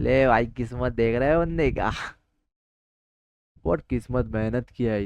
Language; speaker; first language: Hindi; native; Hindi